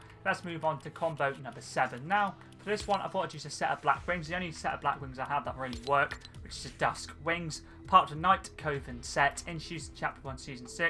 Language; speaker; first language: English; native; English